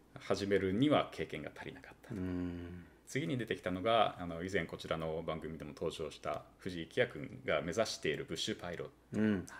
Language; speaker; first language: Japanese; native; Japanese